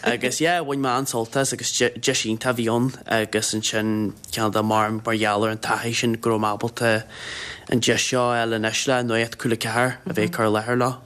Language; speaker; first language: Irish; native; Irish